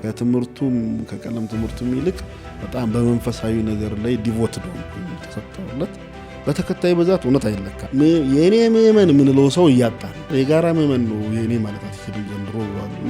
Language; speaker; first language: Amharic; native; Amharic